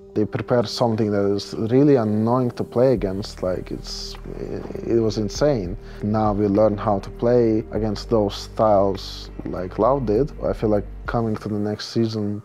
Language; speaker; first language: English; non-native, fluent; Russian